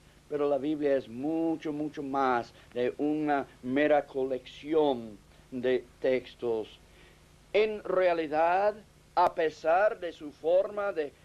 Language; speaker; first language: Spanish; non-native, fluent; English